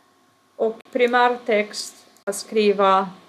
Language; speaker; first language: Swedish; non-native, fluent; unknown